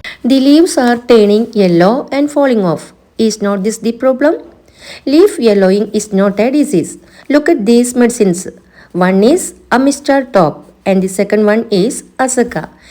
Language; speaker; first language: English; non-native, local second language; Malayalam